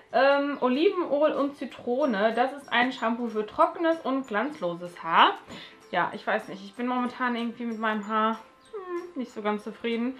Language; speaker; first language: German; native; German